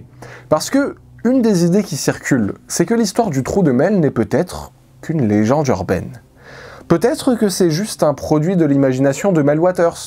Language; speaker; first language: French; native; French